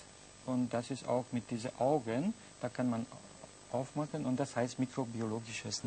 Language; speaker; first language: German; non-native, fluent; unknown